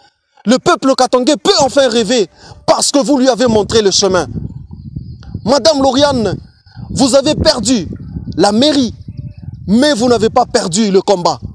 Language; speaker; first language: French; non-native, local second language; Swahili